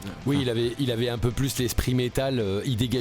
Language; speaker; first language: French; native; French